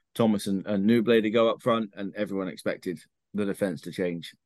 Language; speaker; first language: English; native; English